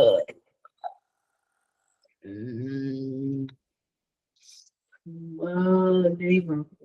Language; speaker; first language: English; non-native, learner; Vietnamese